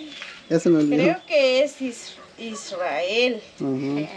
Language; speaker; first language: Spanish; non-native, local second language; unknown